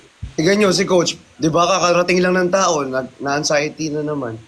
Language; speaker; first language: Filipino; native; Filipino